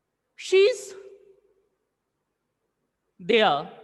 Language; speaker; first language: English; non-native, local second language; Hindi